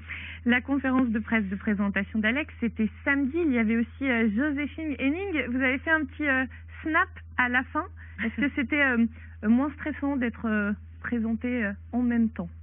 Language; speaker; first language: French; native; French